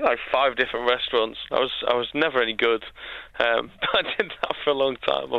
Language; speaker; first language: English; native; English